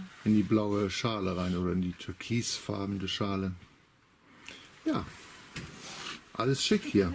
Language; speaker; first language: German; native; German